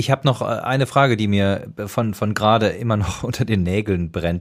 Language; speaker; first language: German; native; German